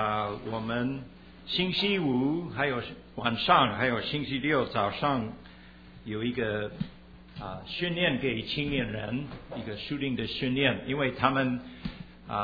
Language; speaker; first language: Chinese; early bilingual, heritage; Chinese